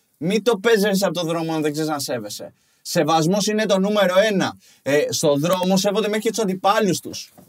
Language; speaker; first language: Greek; early bilingual, other home language; Albanian